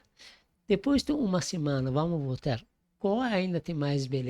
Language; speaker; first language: Portuguese; non-native, fluent; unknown